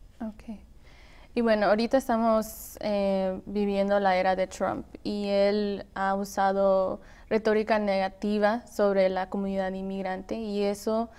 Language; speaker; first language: Spanish; early bilingual, heritage; Spanish